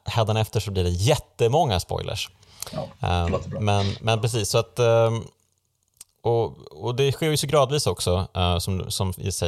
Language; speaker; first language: Swedish; native; Swedish